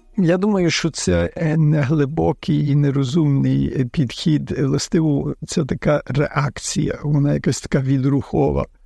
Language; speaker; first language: Ukrainian; early bilingual, heritage; Ukrainian